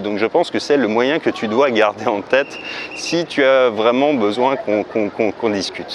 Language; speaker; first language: French; native; French